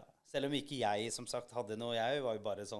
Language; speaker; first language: Norwegian; early bilingual, other home language; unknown